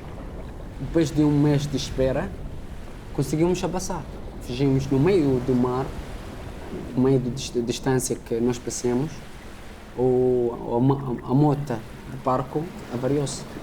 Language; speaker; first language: Portuguese; non-native, learner; Arabic